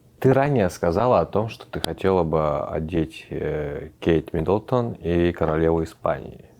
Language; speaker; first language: Russian; non-native, local second language; Chechen